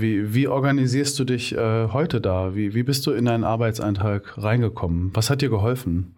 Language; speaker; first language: German; native; German